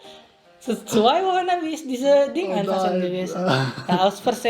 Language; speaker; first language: German; non-native, learner; Indonesian